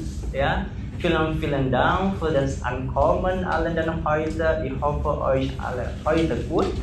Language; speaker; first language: German; non-native, fluent; Indonesian